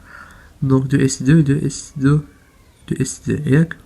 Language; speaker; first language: Arabic; native; Arabic